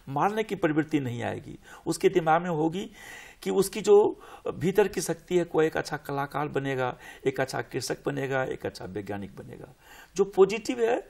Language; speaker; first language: Hindi; native; Hindi